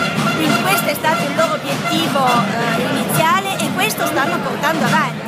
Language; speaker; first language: Italian; native; Italian